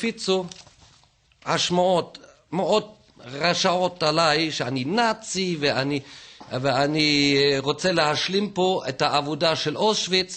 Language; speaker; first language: Hebrew; non-native, fluent; German